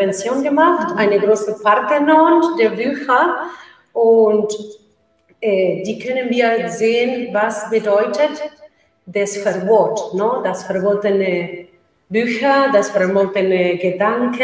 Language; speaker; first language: German; non-native, learner; Spanish